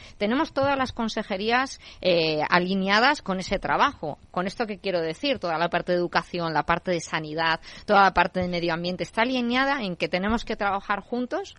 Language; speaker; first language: Spanish; native; Spanish